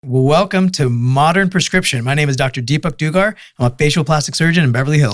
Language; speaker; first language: English; native; English